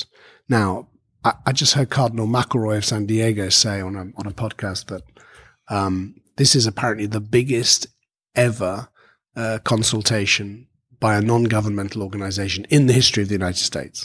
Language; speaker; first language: English; native; English